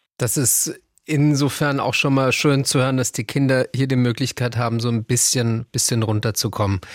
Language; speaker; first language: German; native; German